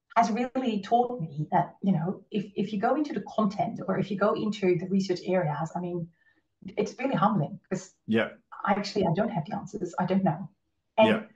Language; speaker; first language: English; non-native, fluent; Dutch